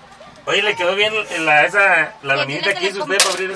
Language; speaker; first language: Spanish; native; Spanish